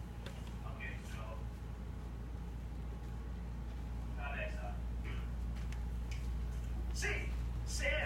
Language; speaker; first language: Spanish; non-native, fluent; English